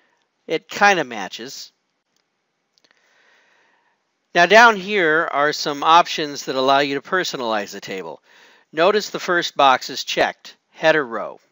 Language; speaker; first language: English; native; English